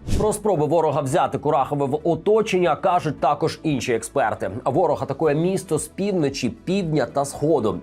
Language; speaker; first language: Ukrainian; native; Ukrainian